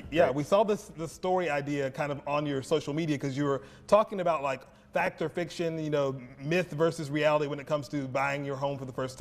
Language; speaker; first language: English; native; English